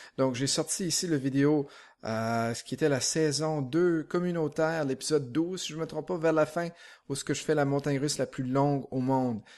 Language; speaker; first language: French; native; French